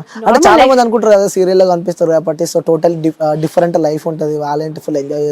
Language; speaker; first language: Telugu; native; Telugu